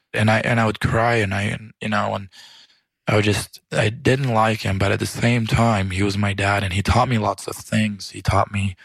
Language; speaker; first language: English; early bilingual, other home language; Romanian